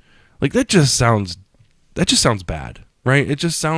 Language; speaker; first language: English; native; English